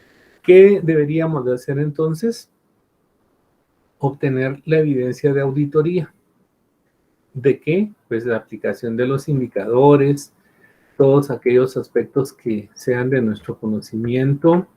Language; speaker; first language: Spanish; native; Spanish